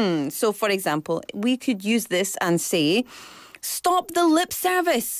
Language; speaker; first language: English; native; English